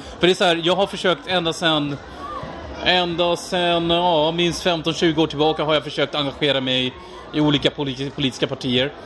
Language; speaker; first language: Swedish; non-native, fluent; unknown